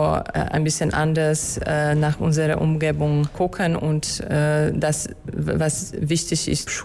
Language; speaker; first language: German; non-native, fluent; Polish